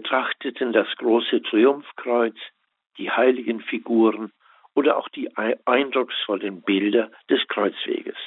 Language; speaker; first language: German; native; German